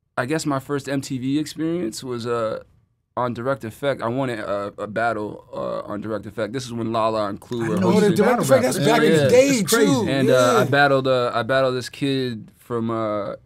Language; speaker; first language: English; native; English